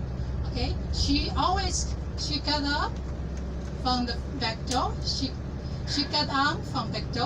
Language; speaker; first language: English; non-native, learner; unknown